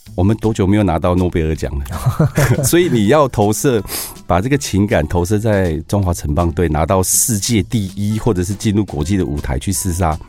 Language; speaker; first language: Chinese; native; Chinese